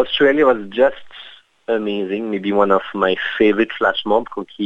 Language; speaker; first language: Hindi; non-native, fluent; French